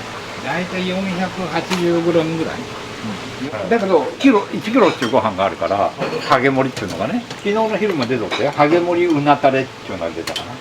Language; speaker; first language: Japanese; native; Japanese